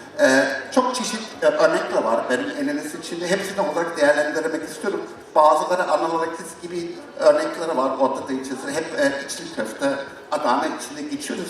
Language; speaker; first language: Turkish; non-native, learner; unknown